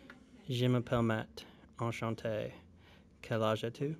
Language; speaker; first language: French; non-native, learner; English